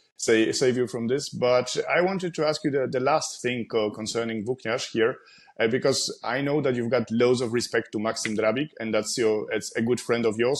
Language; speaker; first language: English; non-native, fluent; Polish